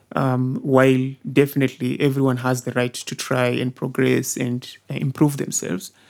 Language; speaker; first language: English; non-native, local second language; Swahili